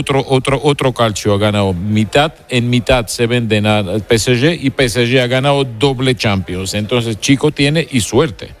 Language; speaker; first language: Spanish; non-native, learner; Georgian